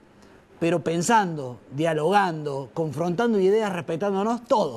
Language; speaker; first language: Spanish; native; Spanish